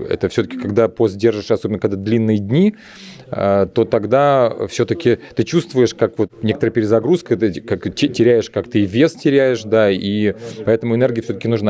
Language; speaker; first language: Russian; native; Russian